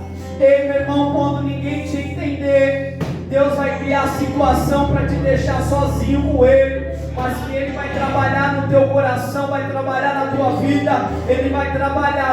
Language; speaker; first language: Portuguese; native; Portuguese